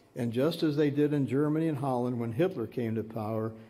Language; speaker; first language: English; early bilingual, other home language; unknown